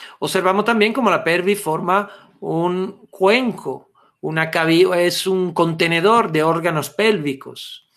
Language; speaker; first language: Spanish; non-native, fluent; Italian